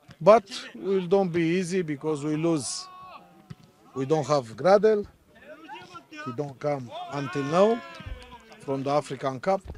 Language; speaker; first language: English; non-native, learner; Romanian